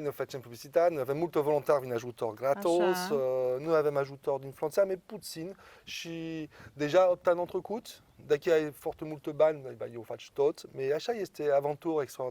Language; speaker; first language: Romanian; non-native, learner; French